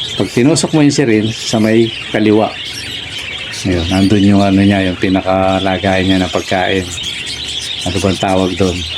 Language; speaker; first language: Filipino; native; Filipino